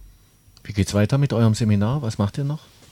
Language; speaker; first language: German; native; German